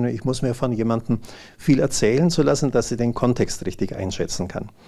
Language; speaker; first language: German; native; German